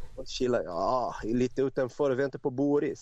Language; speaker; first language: Swedish; non-native, fluent; Portuguese